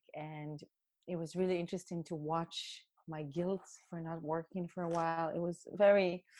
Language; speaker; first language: English; non-native, fluent; Hebrew